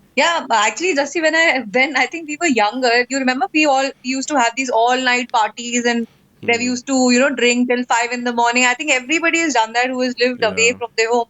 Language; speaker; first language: English; non-native, local second language; Hindi